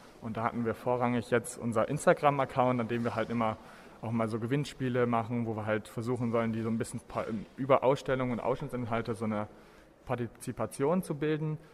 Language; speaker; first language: German; native; German